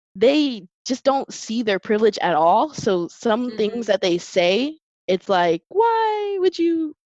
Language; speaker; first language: English; native; English